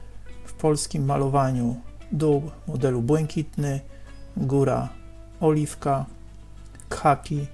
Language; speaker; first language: Polish; native; Polish